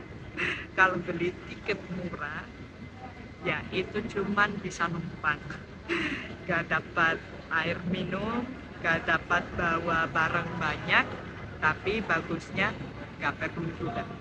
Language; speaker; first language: Indonesian; non-native, fluent; Spanish